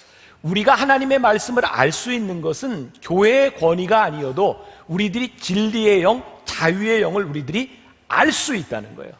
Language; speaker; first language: Korean; native; Korean